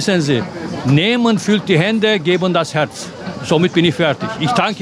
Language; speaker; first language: German; non-native, fluent; Turkish